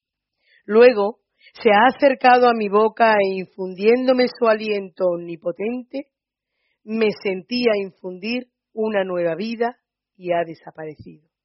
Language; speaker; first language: Spanish; native; Spanish